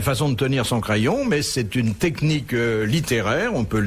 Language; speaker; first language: French; native; French